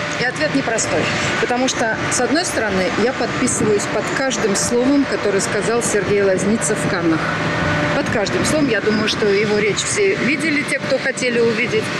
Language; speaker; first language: Russian; native; Russian